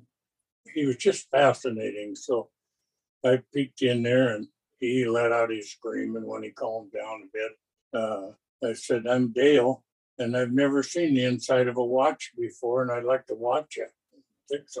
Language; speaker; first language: English; native; English